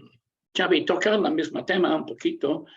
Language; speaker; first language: Spanish; non-native, learner; English